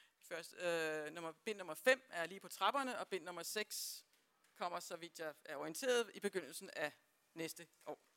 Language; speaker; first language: Danish; native; Danish